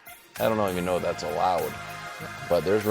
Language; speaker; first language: English; native; English